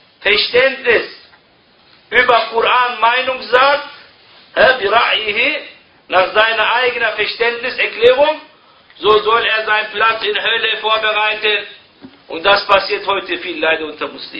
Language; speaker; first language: German; non-native, fluent; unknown